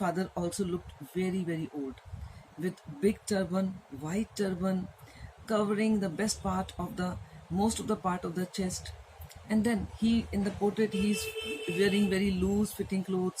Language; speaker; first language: English; non-native, local second language; Hindi